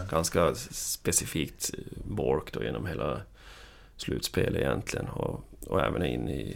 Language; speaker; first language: Swedish; native; Swedish